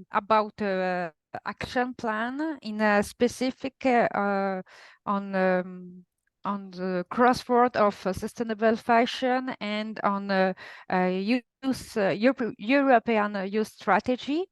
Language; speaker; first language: English; non-native, fluent; Italian